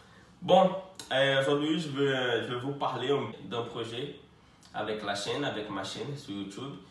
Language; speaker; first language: French; non-native, fluent; Portuguese